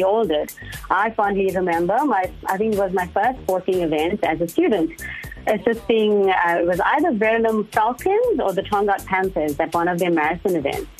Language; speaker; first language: English; native; English